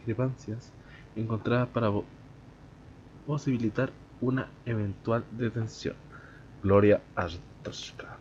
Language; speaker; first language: Spanish; native; Spanish